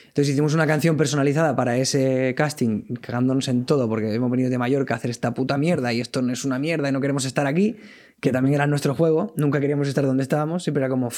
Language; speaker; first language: Spanish; non-native, local second language; Catalan